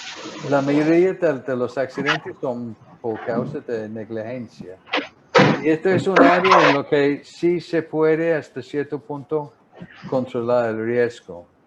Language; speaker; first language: Spanish; non-native, fluent; English